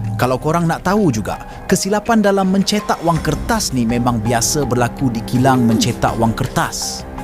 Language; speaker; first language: Malay; native; Malay